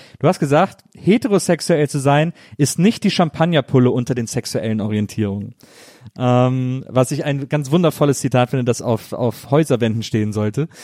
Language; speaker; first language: German; native; German